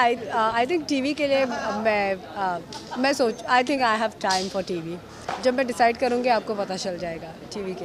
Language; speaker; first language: Hindi; non-native, local second language; Marathi